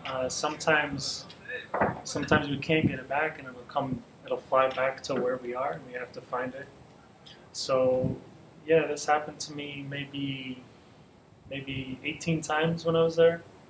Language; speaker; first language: English; native; English